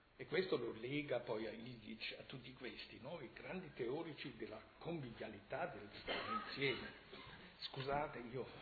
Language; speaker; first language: Italian; non-native, fluent; German